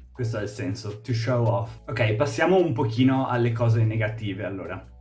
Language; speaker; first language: Italian; native; Italian